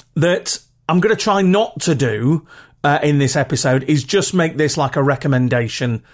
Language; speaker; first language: English; native; English